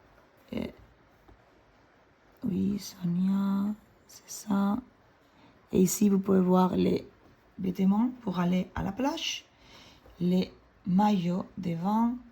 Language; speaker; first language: French; non-native, fluent; Spanish